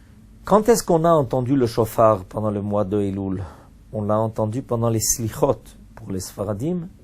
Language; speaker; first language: French; native; French